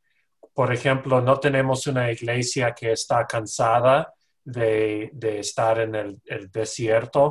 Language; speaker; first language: Spanish; non-native, fluent; English